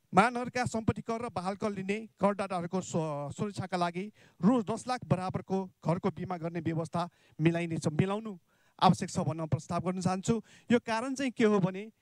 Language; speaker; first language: Nepali; non-native, local second language; Newari